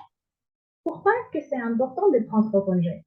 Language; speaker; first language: French; non-native, learner; Spanish